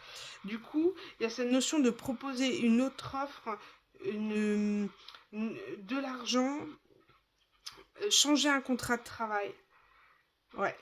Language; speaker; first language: French; native; French